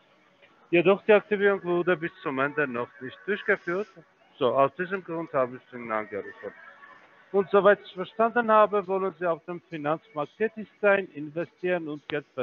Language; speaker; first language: German; non-native, fluent; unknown